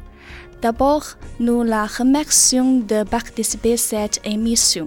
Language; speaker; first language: French; non-native, learner; Chinese